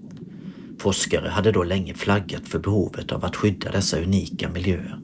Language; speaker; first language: Swedish; native; Swedish